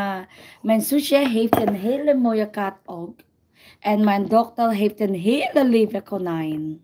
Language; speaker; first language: Dutch; non-native, fluent; Filipino